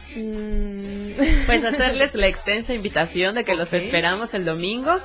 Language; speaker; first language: Spanish; native; Spanish